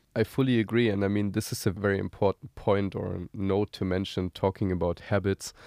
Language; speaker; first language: English; non-native, fluent; German